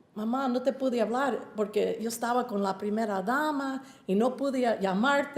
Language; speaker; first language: Spanish; early bilingual, other home language; English